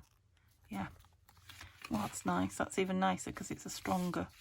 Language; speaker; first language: English; native; English